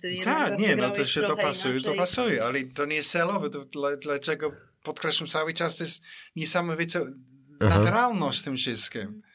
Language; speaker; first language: Polish; non-native, fluent; English